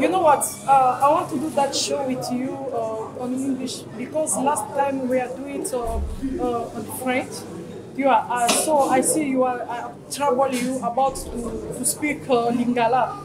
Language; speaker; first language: English; non-native, learner; Lingala